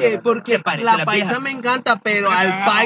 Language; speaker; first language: Spanish; native; Spanish